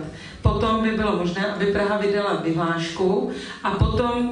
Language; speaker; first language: Czech; native; Czech